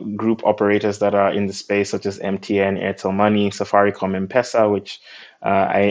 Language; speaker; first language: English; non-native, local second language; Nyanja